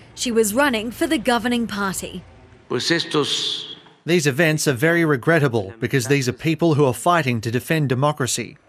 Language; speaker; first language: English; native; English